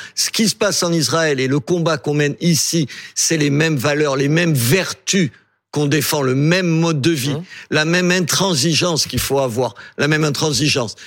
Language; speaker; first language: French; native; French